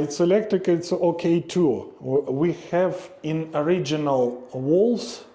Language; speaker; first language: English; non-native, learner; Russian